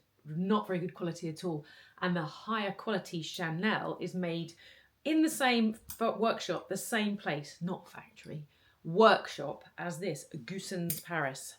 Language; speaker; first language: English; native; English